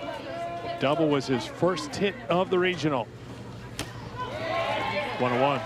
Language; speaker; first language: English; native; English